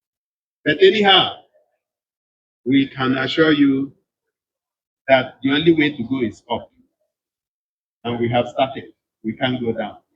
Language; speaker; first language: English; non-native, local second language; Igbo